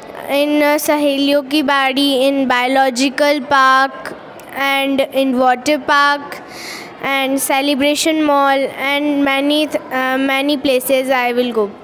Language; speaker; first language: English; non-native, learner; Hindi